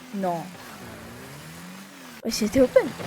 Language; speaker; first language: French; native; French